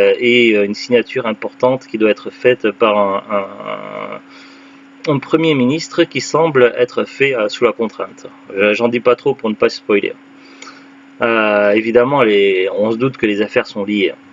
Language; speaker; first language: French; native; French